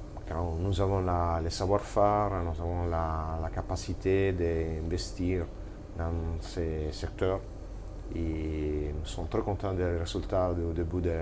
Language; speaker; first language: French; non-native, fluent; Italian